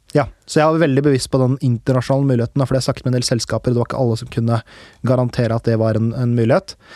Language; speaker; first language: Norwegian; early bilingual, other home language; Urdu